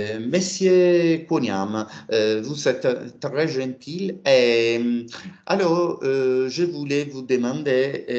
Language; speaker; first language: French; non-native, fluent; Italian